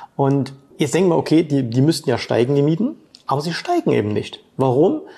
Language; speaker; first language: German; native; German